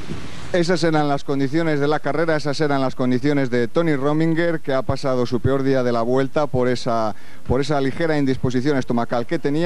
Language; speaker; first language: Spanish; native; Spanish